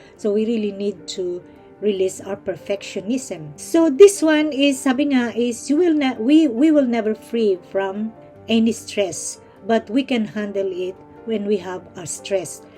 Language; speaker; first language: English; non-native, local second language; Filipino